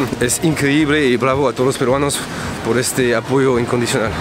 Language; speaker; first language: Spanish; non-native, learner; French